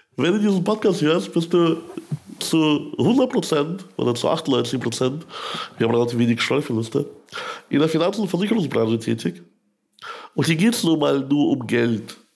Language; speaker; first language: German; early bilingual, other home language; Russian